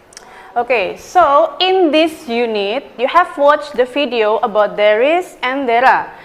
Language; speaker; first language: English; non-native, learner; Indonesian